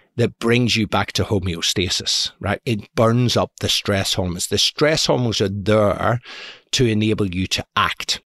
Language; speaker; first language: English; native; English